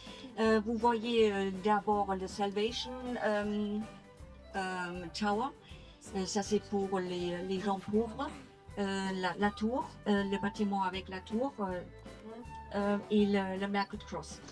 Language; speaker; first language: French; non-native, fluent; English